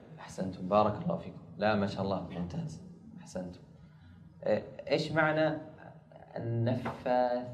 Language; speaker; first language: Arabic; native; Arabic